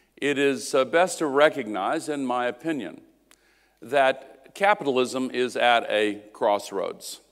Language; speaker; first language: English; native; English